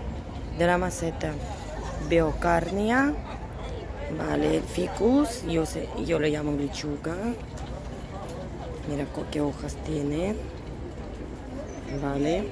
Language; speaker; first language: Spanish; non-native, fluent; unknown